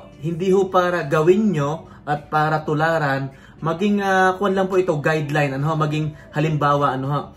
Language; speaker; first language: Filipino; native; Filipino